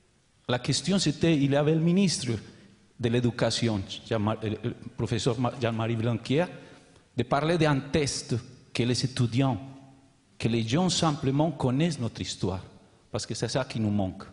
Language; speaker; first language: French; non-native, learner; Spanish